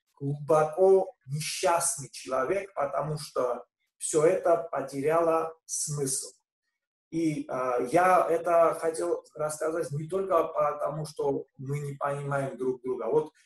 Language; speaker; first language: Russian; non-native, fluent; Georgian